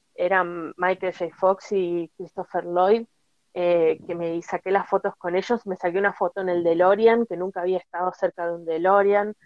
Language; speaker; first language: Spanish; native; Spanish